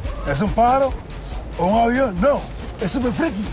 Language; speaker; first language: Spanish; native; Spanish